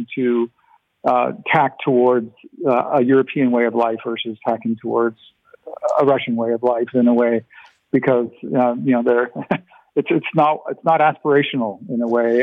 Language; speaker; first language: English; non-native, fluent; Ukrainian